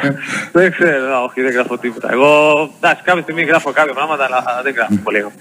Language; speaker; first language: Greek; non-native, learner; Spanish